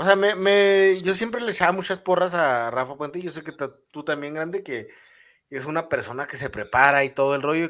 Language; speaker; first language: Spanish; native; Spanish